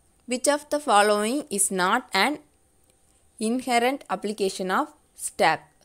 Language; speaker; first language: English; non-native, local second language; Tamil